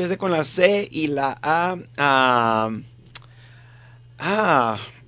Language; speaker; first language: Spanish; native; Spanish